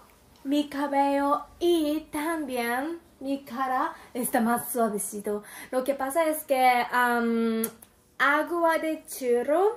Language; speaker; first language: Spanish; non-native, learner; Japanese